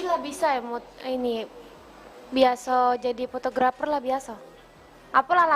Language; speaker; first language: Indonesian; native; Indonesian